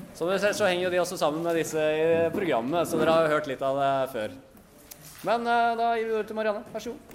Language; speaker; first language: Norwegian; native; Norwegian